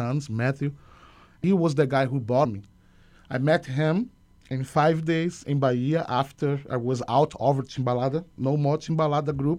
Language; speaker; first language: English; non-native, learner; Portuguese